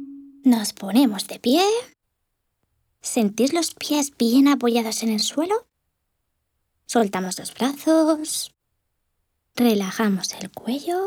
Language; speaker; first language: Spanish; native; Spanish